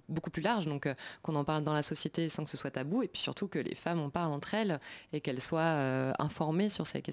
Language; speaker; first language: French; native; French